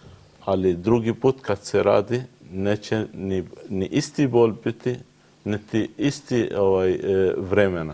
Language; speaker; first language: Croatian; non-native, learner; Arabic